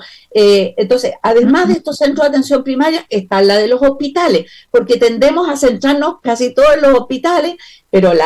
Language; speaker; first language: Spanish; native; Spanish